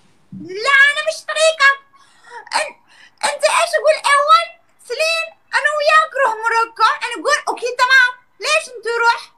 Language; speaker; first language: Arabic; non-native, learner; Turkish